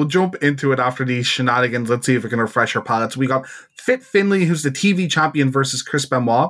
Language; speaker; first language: English; native; English